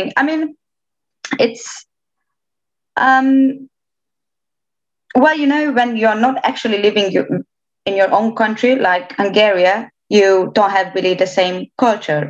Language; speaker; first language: English; non-native, fluent; Romanian